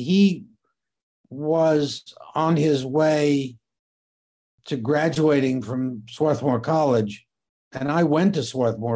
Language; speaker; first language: English; native; English